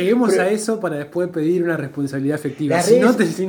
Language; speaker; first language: Spanish; native; Spanish